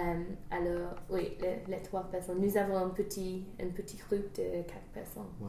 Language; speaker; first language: French; non-native, learner; English